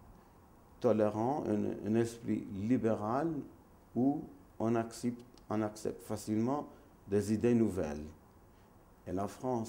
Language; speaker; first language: French; non-native, fluent; Maltese